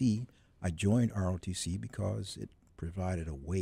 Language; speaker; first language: English; native; English